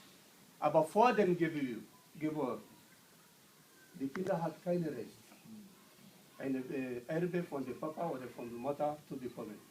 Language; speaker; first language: German; non-native, learner; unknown